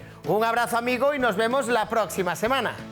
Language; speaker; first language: Spanish; native; Spanish